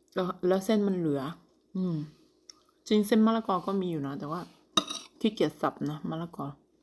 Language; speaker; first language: Thai; non-native, local second language; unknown